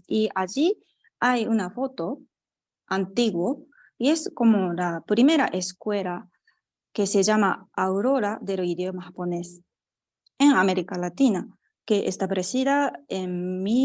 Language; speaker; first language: Spanish; non-native, fluent; Japanese